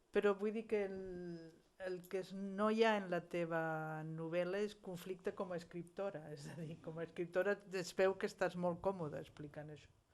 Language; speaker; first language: Catalan; non-native, fluent; Spanish